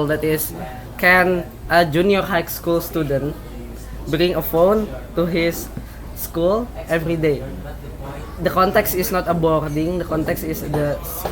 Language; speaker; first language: English; non-native, learner; Indonesian